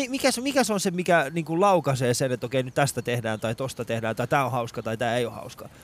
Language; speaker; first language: Finnish; non-native, fluent; Persian